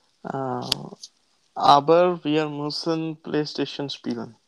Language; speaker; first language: German; non-native, learner; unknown